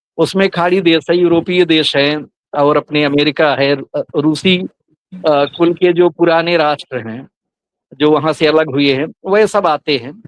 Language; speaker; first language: Hindi; native; Hindi